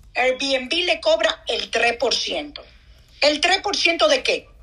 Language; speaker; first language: Spanish; native; Spanish